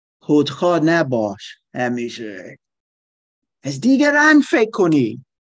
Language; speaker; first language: Persian; non-native, learner; German